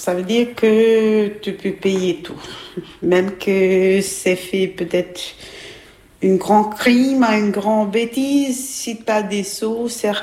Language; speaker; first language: French; non-native, learner; Albanian